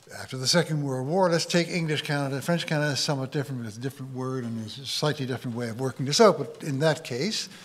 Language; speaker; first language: English; native; English